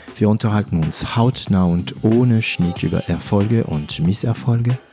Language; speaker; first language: German; non-native, fluent; French